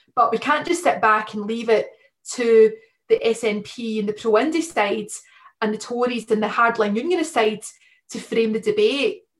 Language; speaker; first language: English; native; English